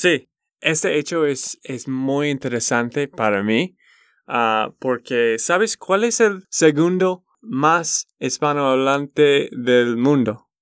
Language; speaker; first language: Spanish; non-native, learner; English